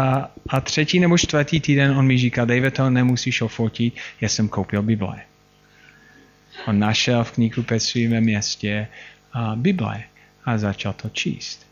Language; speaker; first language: Czech; non-native, fluent; English